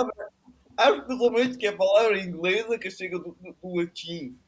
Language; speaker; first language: Portuguese; non-native, fluent; Italian